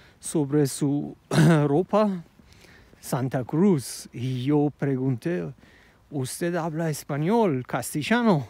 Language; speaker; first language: Spanish; non-native, fluent; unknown